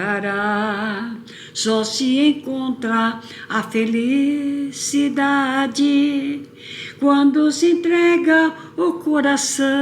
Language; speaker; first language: Portuguese; non-native, local second language; Japanese